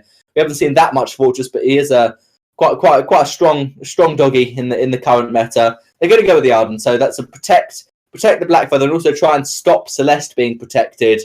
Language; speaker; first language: English; native; English